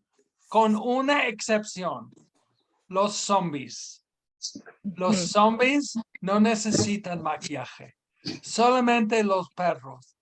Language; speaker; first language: Spanish; non-native, fluent; English